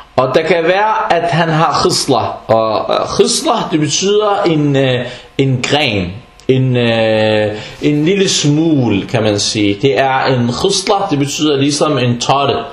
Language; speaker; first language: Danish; early bilingual, other home language; Arabic